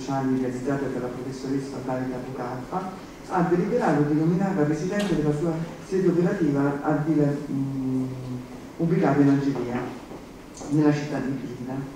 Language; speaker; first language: Italian; native; Italian